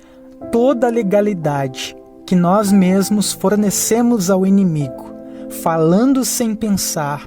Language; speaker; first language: Portuguese; native; Portuguese